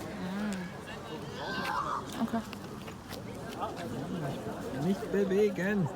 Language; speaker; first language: German; non-native, fluent; Turkish